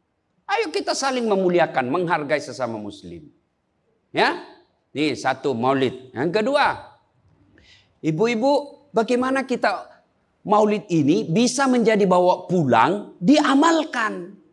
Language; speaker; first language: Indonesian; native; Indonesian